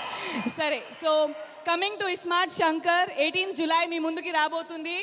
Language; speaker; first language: Telugu; non-native, learner; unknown